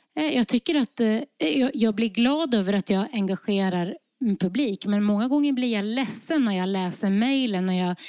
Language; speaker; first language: Swedish; early bilingual, other home language; Norwegian